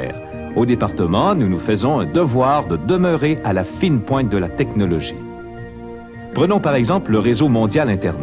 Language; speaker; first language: French; native; French